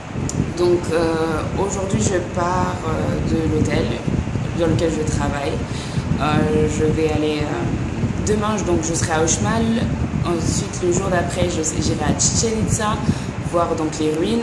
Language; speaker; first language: French; native; French